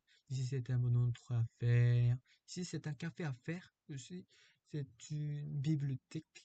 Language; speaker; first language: French; non-native, fluent; Korean